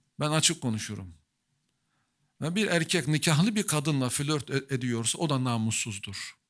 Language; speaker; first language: Turkish; native; Turkish